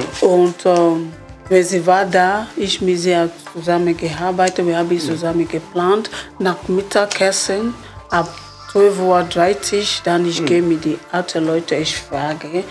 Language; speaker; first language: German; non-native, learner; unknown